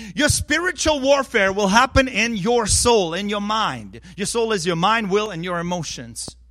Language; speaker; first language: English; early bilingual, other home language; Ukrainian